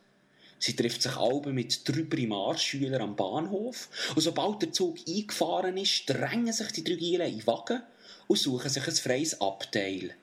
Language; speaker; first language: German; native; German